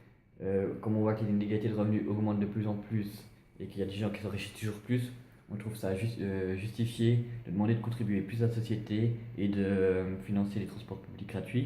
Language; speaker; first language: French; native; French